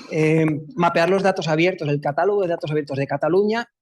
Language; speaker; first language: Spanish; native; Spanish